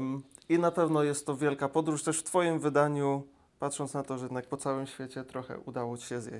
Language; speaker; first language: Polish; native; Polish